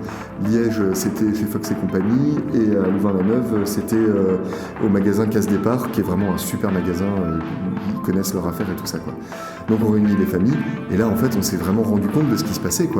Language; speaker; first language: French; native; French